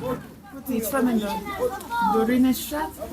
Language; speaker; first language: Albanian; non-native, learner; English